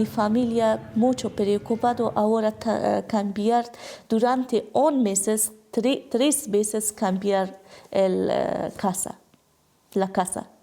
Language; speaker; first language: Spanish; non-native, learner; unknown